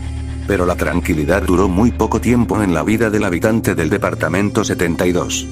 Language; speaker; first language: Spanish; native; Spanish